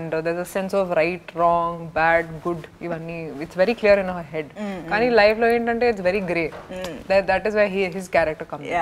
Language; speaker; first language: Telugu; non-native, fluent; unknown